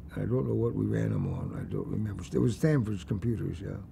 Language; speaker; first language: English; native; English